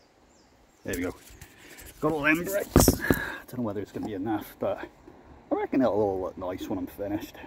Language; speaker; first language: English; native; English